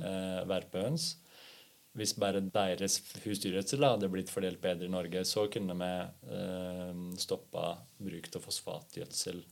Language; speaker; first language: Norwegian; native; Norwegian